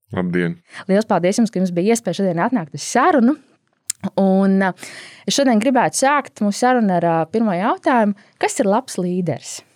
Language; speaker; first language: Latvian; native; Latvian